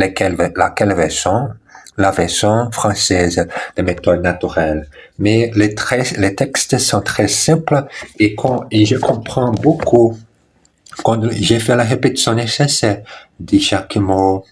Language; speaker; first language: French; non-native, learner; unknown